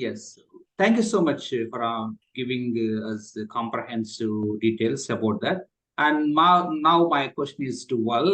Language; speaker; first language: English; non-native, local second language; Telugu